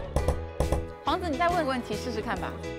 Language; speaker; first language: Chinese; native; Chinese